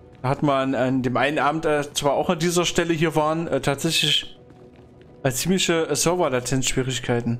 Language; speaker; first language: German; native; German